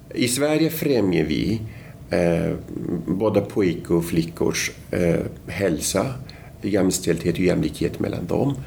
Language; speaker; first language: Swedish; non-native, fluent; Arabic